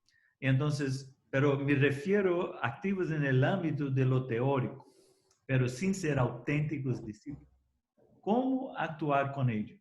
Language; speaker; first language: Spanish; non-native, fluent; Portuguese